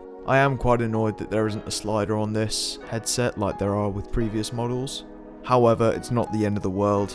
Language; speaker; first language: English; native; English